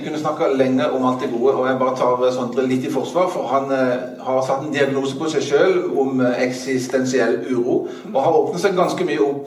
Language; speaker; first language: Norwegian; native; Norwegian